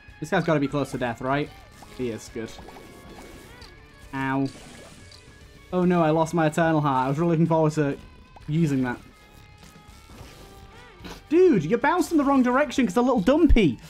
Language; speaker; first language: English; native; English